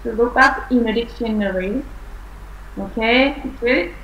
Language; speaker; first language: English; non-native, fluent; Vietnamese